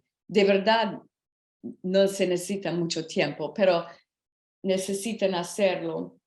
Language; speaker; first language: Spanish; non-native, learner; English